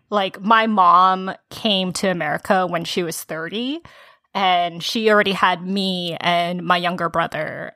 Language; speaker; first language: English; early bilingual, other home language; Korean